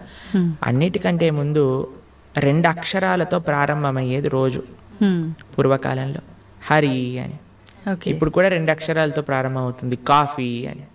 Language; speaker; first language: Telugu; native; Telugu